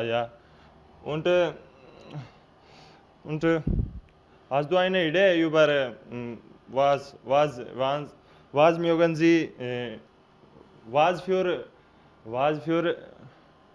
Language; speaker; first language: German; non-native, learner; Hindi